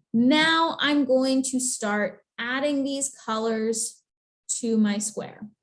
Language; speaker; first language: English; native; English